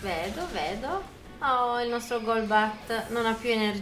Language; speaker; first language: Italian; native; Italian